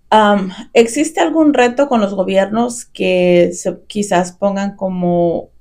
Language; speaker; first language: Spanish; early bilingual, heritage; Spanish